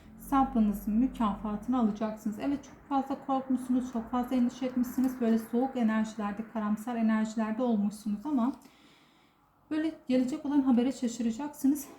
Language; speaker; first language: Turkish; native; Turkish